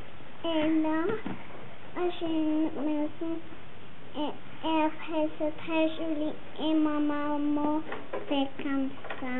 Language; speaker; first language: French; non-native, learner; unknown